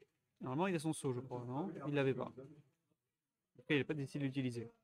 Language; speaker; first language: French; native; French